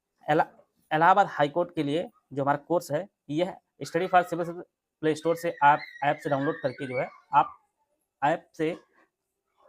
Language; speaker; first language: Hindi; native; Hindi